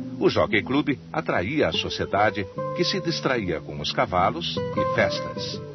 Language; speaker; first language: Portuguese; native; Portuguese